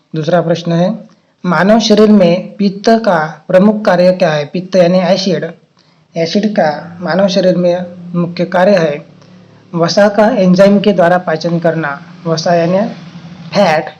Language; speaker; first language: Hindi; non-native, local second language; Marathi